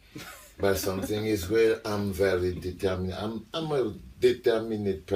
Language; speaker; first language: English; non-native, local second language; French